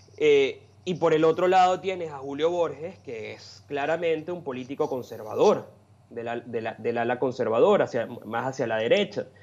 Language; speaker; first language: Spanish; native; Spanish